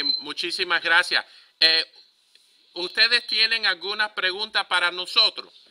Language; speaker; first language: Spanish; early bilingual, heritage; Spanish